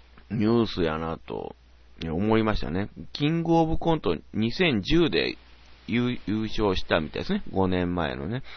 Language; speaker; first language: Japanese; native; Japanese